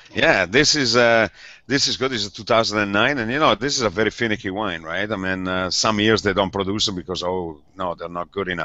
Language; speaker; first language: English; non-native, fluent; Italian